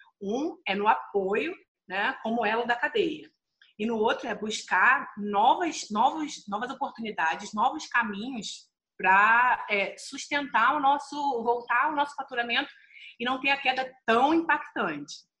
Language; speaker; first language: Portuguese; native; Portuguese